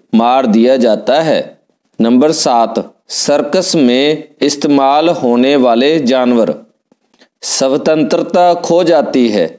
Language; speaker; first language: Hindi; non-native, local second language; Punjabi